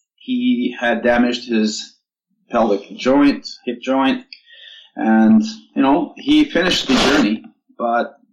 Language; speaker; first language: English; non-native, fluent; Turkish